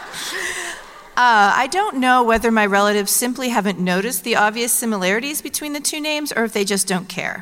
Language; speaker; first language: English; native; English